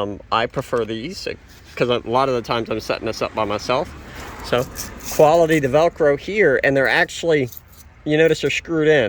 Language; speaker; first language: English; native; English